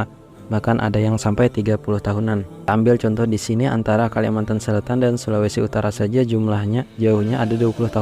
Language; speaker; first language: Indonesian; native; Indonesian